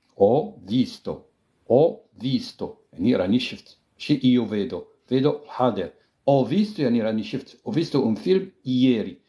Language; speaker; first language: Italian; non-native, fluent; Arabic